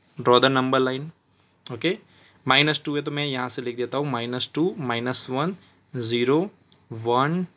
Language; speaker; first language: Hindi; non-native, local second language; Gujarati